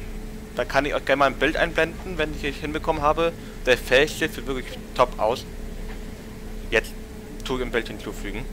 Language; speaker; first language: German; native; German